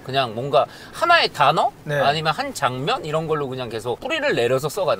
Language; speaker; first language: Korean; native; Korean